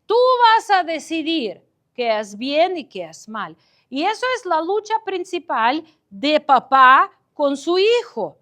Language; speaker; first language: Spanish; non-native, fluent; Ukrainian